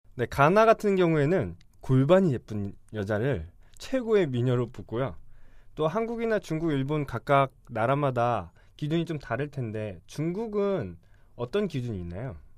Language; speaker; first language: Korean; native; Korean